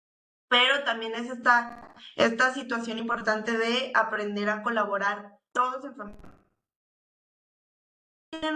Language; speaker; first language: Spanish; native; Spanish